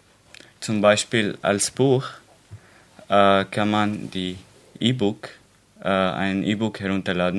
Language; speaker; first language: German; non-native, learner; Arabic